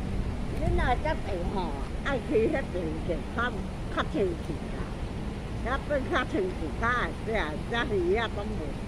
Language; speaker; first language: Chinese; native; Chinese